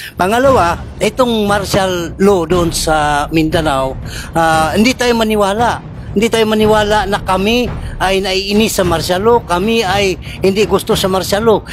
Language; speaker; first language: Filipino; non-native, local second language; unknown